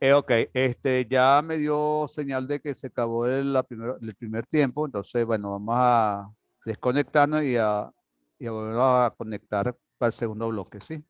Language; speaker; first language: Spanish; native; Spanish